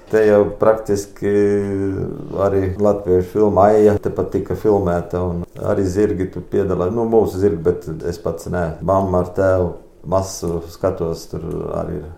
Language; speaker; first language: Latvian; native; Latvian